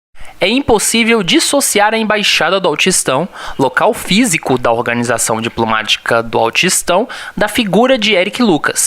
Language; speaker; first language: Portuguese; native; Portuguese